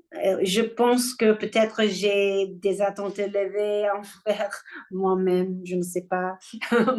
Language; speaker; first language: French; non-native, learner; English